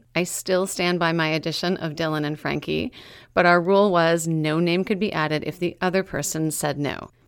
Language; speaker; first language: English; native; English